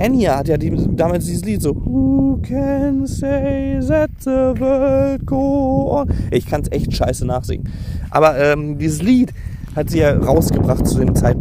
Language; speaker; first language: German; native; German